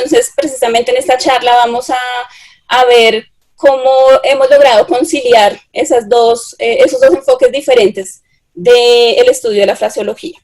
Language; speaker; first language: Spanish; native; Spanish